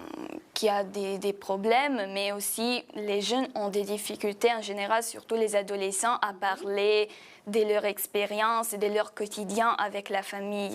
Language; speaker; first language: French; non-native, fluent; Italian